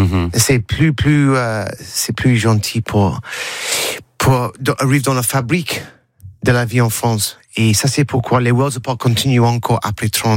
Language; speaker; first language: French; non-native, learner; English